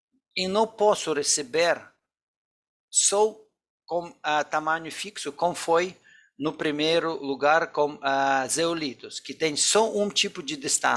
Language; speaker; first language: Portuguese; non-native, fluent; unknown